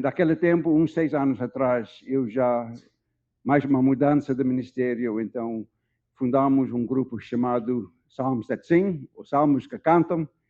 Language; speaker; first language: Portuguese; non-native, fluent; Dutch